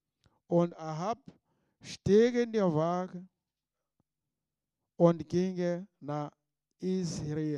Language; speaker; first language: German; non-native, fluent; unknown